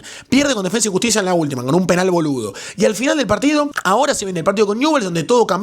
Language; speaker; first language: Spanish; native; Spanish